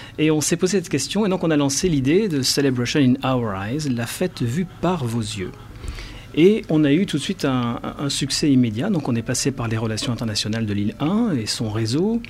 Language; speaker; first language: French; native; French